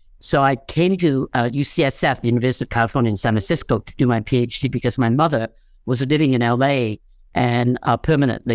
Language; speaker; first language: English; non-native, local second language; Cantonese